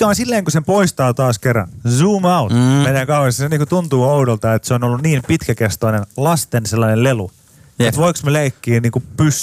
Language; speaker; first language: Finnish; native; Finnish